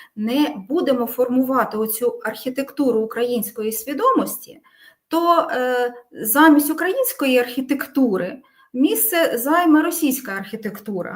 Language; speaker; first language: Ukrainian; native; Ukrainian